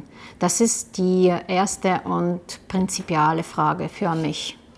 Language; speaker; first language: German; non-native, learner; Russian